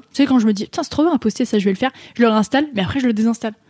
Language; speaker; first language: French; native; French